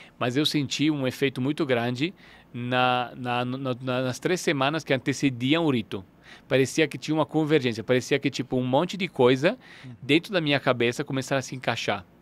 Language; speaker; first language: Portuguese; non-native, fluent; Italian